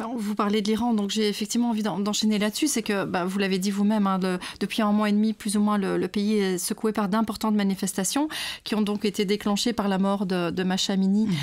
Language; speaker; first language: French; native; French